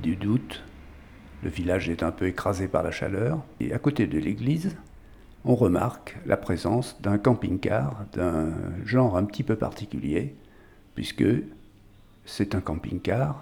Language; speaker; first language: French; native; French